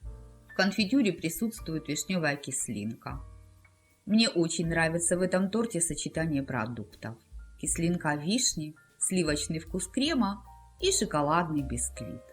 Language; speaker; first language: Russian; native; Russian